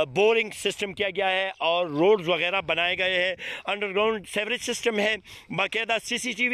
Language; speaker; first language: Urdu; non-native, local second language; Pashto